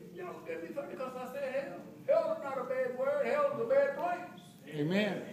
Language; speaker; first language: English; native; English